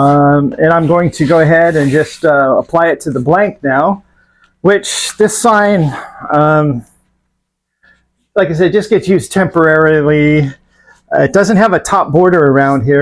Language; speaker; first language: English; native; English